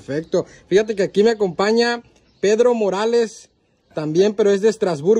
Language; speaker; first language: Spanish; native; Spanish